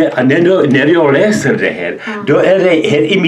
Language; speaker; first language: Swedish; non-native, learner; Czech